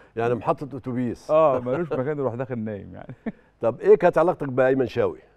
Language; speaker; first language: Arabic; native; Arabic